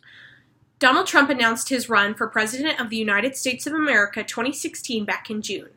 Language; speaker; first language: English; native; English